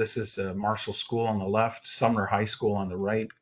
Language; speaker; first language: English; native; English